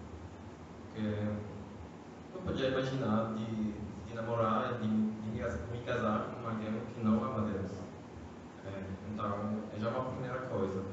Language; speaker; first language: Portuguese; non-native, fluent; French